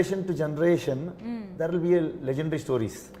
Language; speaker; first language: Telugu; non-native, learner; Kannada